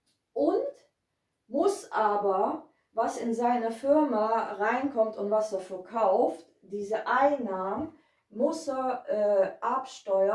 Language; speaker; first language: German; non-native, fluent; Hungarian